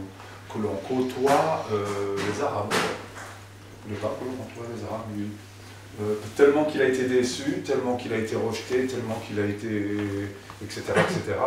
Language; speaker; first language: French; native; French